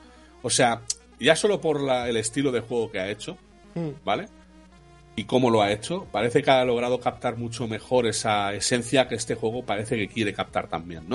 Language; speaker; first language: Spanish; native; Spanish